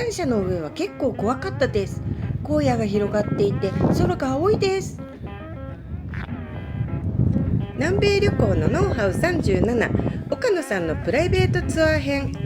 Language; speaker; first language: Japanese; native; Japanese